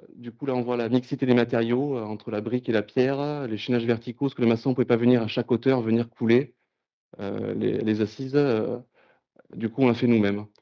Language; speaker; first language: French; native; French